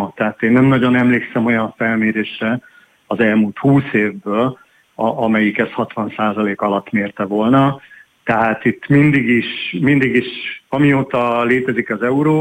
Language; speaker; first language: Hungarian; native; Hungarian